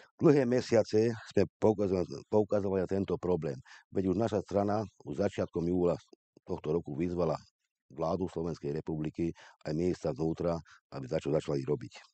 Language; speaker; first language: Slovak; non-native, local second language; Hungarian